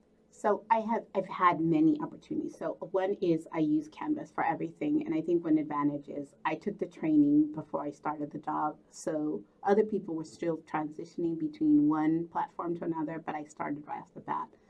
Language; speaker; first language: English; early bilingual, other home language; Spanish